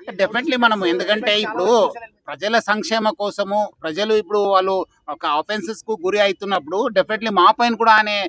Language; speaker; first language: Telugu; non-native, fluent; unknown